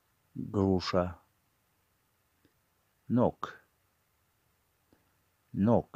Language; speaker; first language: Russian; non-native, learner; Tajik